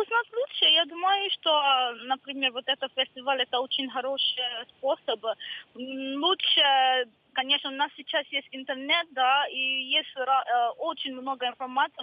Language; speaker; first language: Russian; non-native, learner; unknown